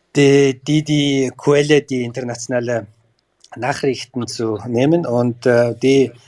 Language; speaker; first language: German; non-native, learner; Mongolian